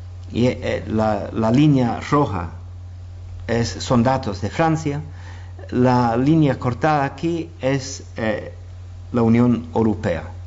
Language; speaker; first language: Spanish; non-native, fluent; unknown